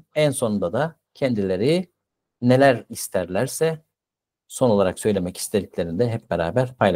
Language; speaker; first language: Turkish; native; Turkish